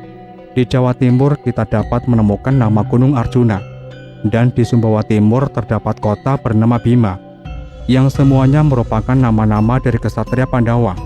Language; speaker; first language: Indonesian; native; Indonesian